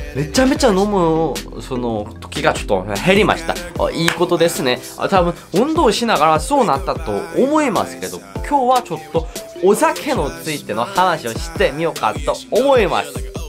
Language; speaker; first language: Japanese; non-native, learner; Korean